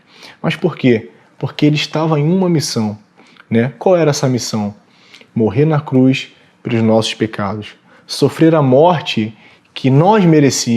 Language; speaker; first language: Portuguese; native; Portuguese